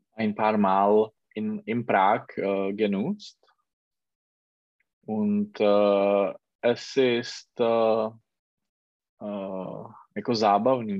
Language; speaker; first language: German; non-native, learner; Czech